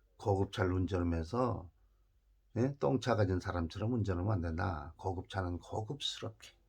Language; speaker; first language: Korean; native; Korean